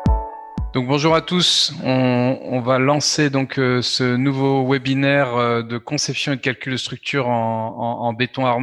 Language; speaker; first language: French; native; French